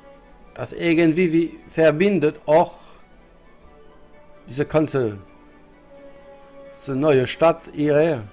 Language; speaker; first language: German; non-native, learner; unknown